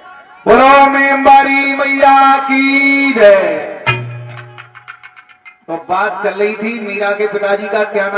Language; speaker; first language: Hindi; native; Hindi